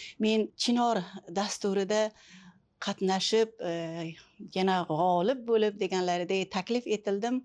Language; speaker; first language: Uzbek; early bilingual, heritage; Uzbek